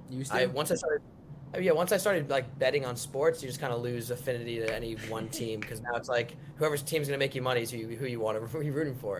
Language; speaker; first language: English; native; English